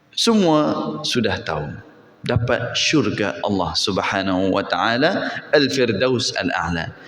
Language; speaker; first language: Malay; non-native, fluent; Arabic